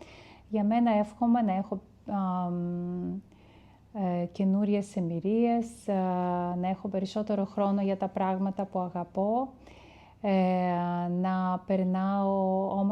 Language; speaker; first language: Greek; non-native, fluent; Ukrainian